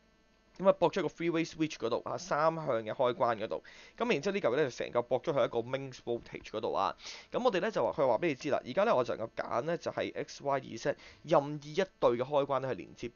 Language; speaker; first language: Cantonese; native; Cantonese